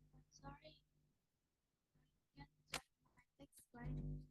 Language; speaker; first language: English; non-native, learner; Indonesian